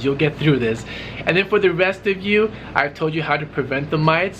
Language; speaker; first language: English; native; English